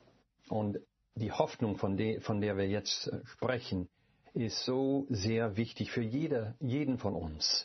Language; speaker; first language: German; non-native, fluent; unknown